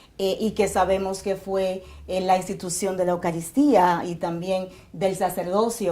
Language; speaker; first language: Spanish; native; Spanish